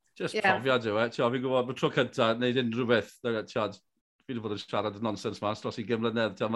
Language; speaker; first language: Welsh; native; Welsh